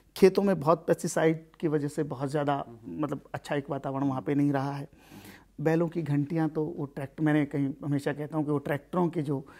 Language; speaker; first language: Hindi; native; Hindi